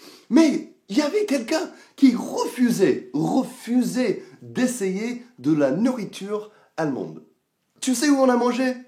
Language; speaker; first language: French; non-native, fluent; English